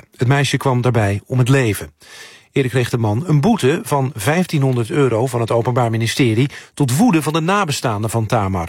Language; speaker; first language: Dutch; native; Dutch